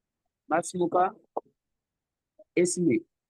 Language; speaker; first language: Arabic; non-native, learner; Urdu